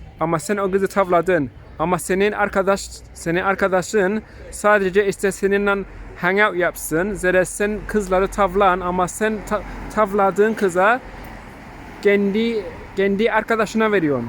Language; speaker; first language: Turkish; early bilingual, heritage; Turkish